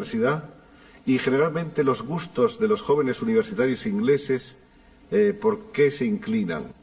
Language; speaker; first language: Spanish; native; Spanish